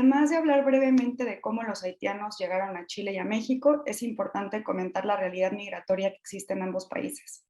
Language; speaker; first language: Spanish; native; Spanish